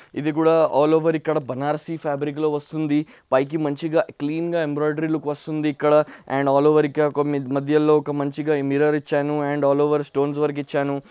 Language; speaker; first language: Telugu; non-native, local second language; Hindi